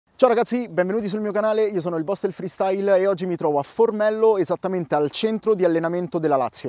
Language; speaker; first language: Italian; native; Italian